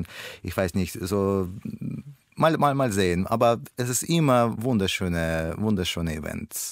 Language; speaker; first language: German; non-native, learner; Russian